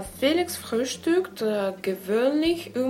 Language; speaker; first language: German; non-native, learner; Russian